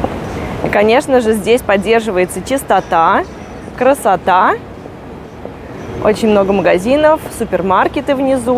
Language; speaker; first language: Russian; native; Russian